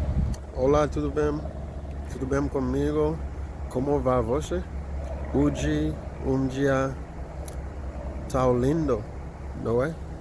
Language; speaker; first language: Portuguese; non-native, learner; Haitian Creole